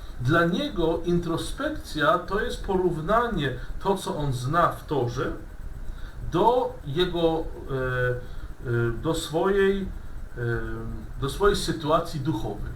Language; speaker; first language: Polish; non-native, fluent; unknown